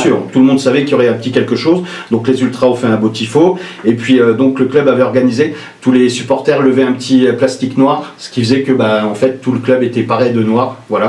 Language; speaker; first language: French; native; French